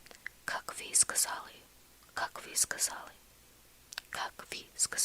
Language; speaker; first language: Russian; non-native, learner; English